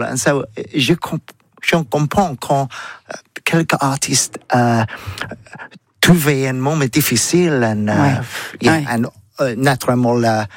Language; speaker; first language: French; non-native, learner; English